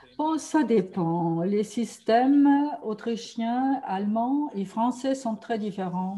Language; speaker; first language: French; non-native, fluent; German